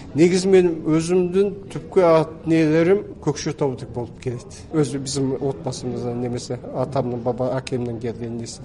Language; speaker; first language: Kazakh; early bilingual, heritage; Kazakh